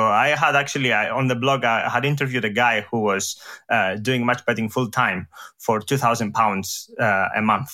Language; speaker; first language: English; non-native, fluent; Greek